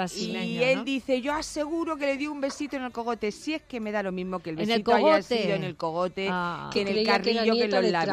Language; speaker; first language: Spanish; native; Spanish